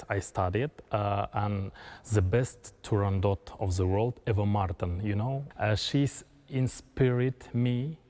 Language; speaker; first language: English; non-native, learner; Kazakh